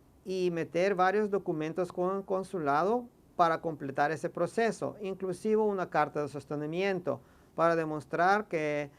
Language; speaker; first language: Spanish; non-native, fluent; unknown